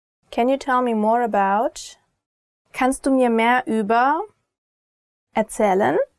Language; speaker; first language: German; native; German